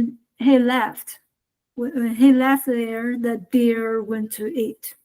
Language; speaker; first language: English; non-native, learner; Chinese